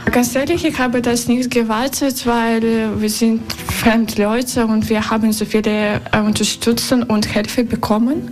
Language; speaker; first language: German; non-native, learner; Russian